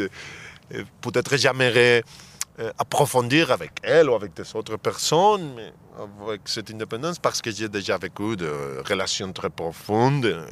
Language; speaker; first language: French; non-native, fluent; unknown